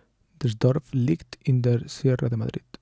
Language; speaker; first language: German; non-native, learner; Spanish